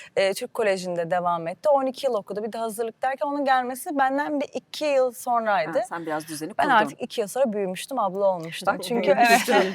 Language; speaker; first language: Turkish; early bilingual, heritage; Turkish